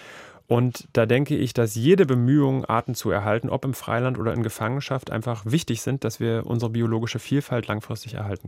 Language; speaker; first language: German; native; German